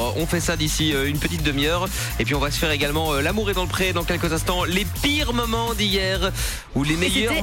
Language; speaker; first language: French; native; French